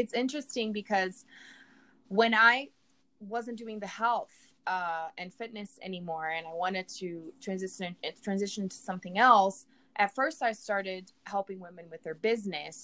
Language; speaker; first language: English; non-native, fluent; Portuguese